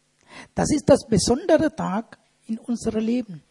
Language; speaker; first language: German; non-native, fluent; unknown